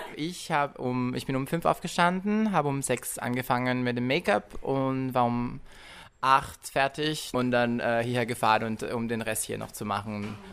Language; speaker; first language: German; non-native, fluent; French